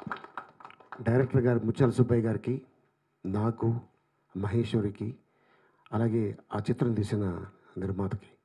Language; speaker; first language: Telugu; native; Telugu